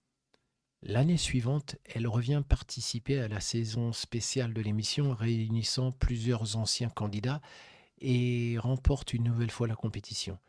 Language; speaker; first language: French; native; French